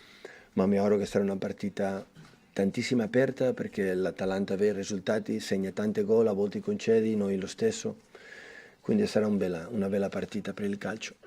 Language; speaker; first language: Italian; non-native, fluent; Catalan